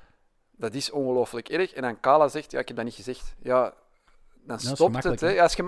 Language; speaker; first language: Dutch; native; Dutch